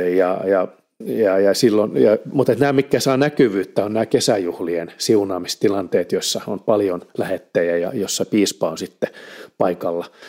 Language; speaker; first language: Finnish; native; Finnish